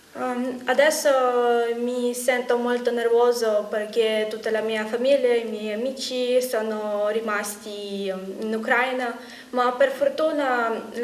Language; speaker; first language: Italian; non-native, learner; Ukrainian